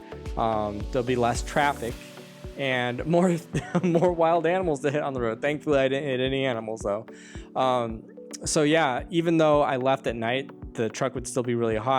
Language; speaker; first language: English; native; English